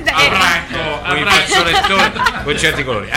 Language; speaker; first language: Italian; native; Italian